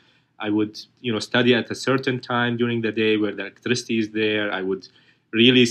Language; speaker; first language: English; non-native, fluent; Arabic